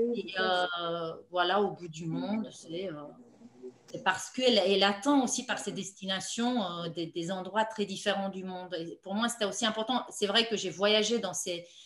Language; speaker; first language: French; non-native, fluent; Romanian